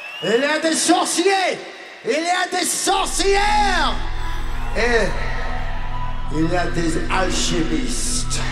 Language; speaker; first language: French; non-native, learner; English